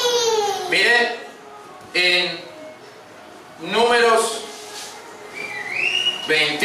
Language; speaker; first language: Spanish; native; Spanish